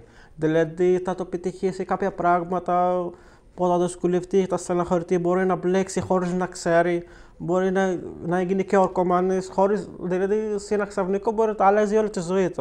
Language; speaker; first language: Greek; non-native, learner; Arabic